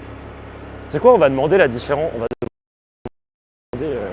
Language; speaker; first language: French; native; French